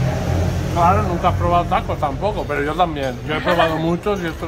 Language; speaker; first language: Spanish; native; Spanish